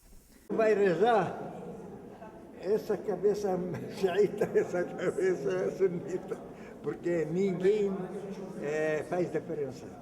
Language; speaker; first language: Portuguese; non-native, learner; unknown